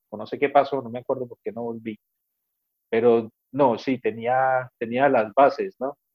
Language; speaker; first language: Spanish; native; Spanish